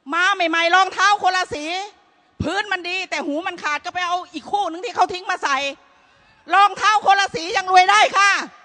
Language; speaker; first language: Thai; native; Thai